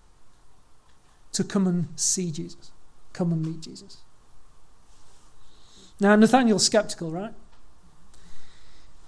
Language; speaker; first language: English; native; English